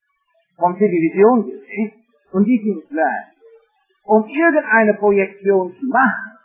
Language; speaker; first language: German; non-native, fluent; English